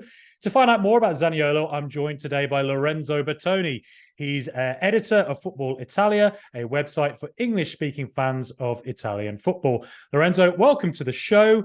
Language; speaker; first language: English; native; English